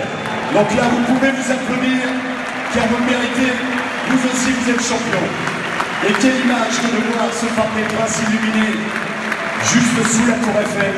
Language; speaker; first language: French; native; French